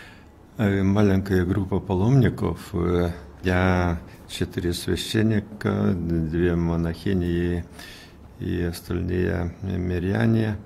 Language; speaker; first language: Russian; non-native, fluent; Lithuanian